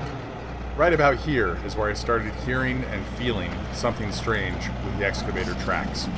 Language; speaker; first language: English; native; English